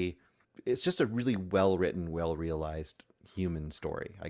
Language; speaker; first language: English; native; English